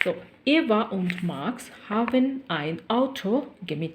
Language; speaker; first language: German; non-native, learner; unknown